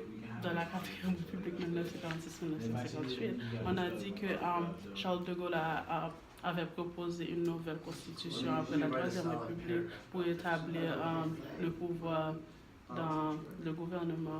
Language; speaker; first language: French; non-native, learner; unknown